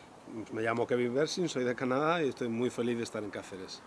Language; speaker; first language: Spanish; native; Spanish